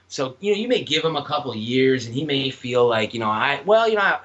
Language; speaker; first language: English; native; English